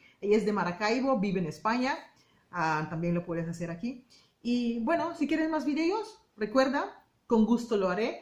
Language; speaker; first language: Spanish; non-native, fluent; Papiamento